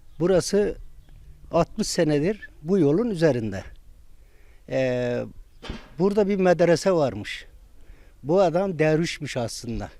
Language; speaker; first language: Turkish; native; Turkish